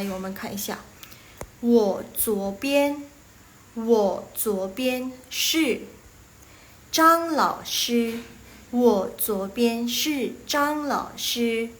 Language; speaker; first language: Chinese; non-native, fluent; Indonesian